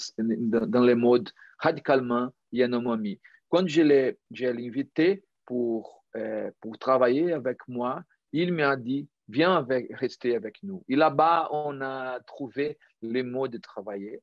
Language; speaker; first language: French; non-native, fluent; Portuguese